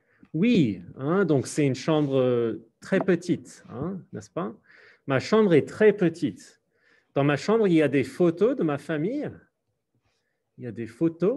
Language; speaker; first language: French; non-native, fluent; English